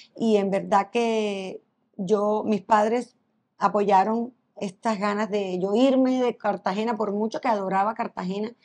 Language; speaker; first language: Spanish; native; Spanish